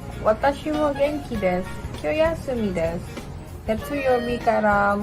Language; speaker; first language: Japanese; non-native, learner; Filipino